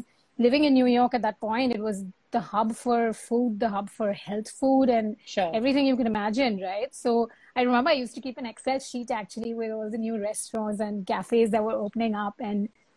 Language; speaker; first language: English; non-native, local second language; Hindi